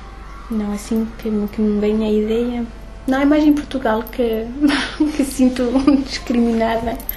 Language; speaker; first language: Portuguese; early bilingual, heritage; French